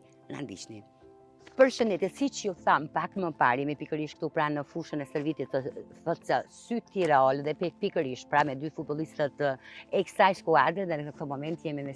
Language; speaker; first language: Albanian; native; Albanian